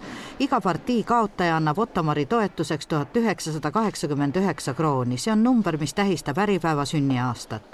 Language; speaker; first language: Estonian; native; Estonian